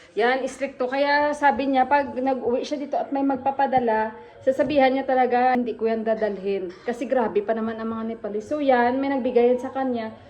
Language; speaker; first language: Filipino; native; Filipino